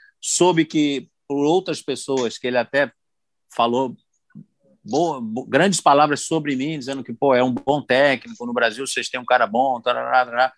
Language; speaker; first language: Portuguese; native; Portuguese